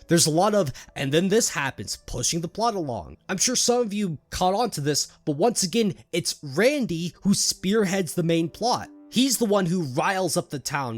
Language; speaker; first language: English; native; English